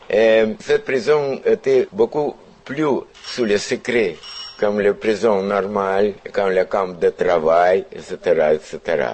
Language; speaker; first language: French; non-native, fluent; Russian